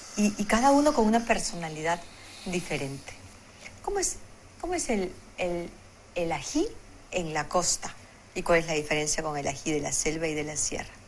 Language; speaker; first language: Spanish; native; Spanish